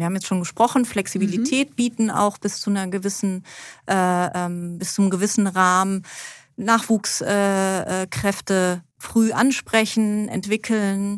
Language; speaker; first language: German; native; German